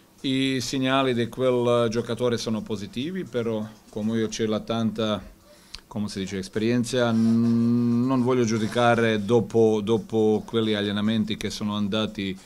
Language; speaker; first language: Italian; non-native, learner; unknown